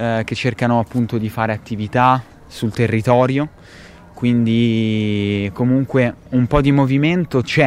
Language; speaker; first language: Italian; native; Italian